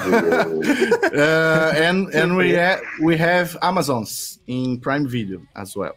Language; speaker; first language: English; non-native, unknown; Portuguese